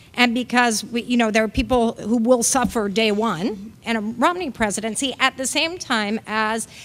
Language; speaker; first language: English; native; English